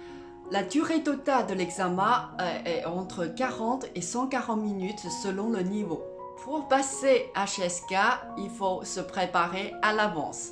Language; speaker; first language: French; non-native, fluent; Chinese